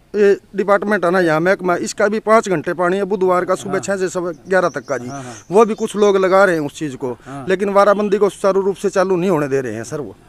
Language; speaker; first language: Hindi; native; Hindi